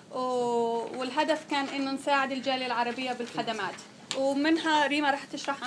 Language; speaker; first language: Arabic; early bilingual, heritage; Arabic